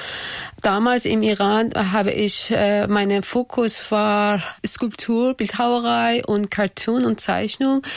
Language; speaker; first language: German; non-native, learner; Persian